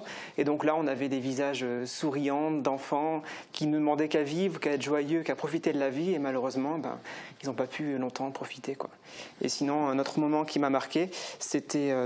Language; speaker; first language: French; native; French